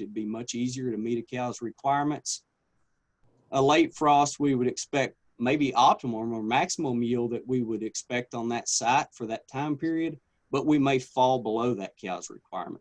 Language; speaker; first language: English; native; English